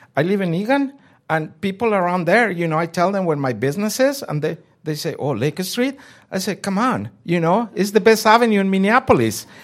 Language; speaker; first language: English; non-native, fluent; Spanish